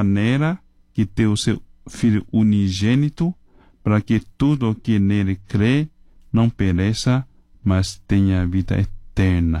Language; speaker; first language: Portuguese; non-native, fluent; Chinese